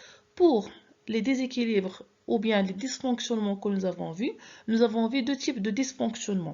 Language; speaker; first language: French; non-native, local second language; Arabic